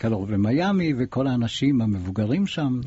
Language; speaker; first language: Hebrew; native; Hebrew